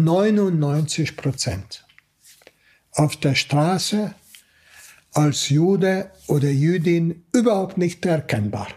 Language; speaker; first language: German; non-native, fluent; Hungarian